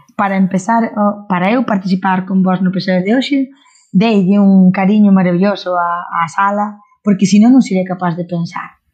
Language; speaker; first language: Galician; non-native, local second language; Spanish